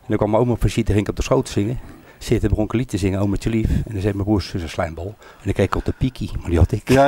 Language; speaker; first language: Dutch; native; Dutch